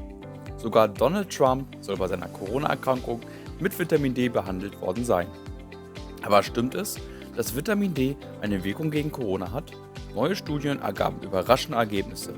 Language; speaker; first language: German; native; German